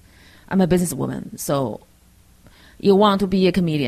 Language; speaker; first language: English; non-native, fluent; Chinese